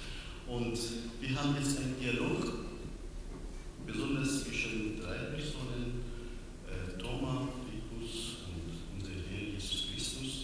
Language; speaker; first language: German; non-native, learner; Persian